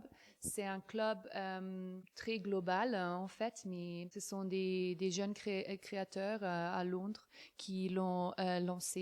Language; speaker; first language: French; non-native, fluent; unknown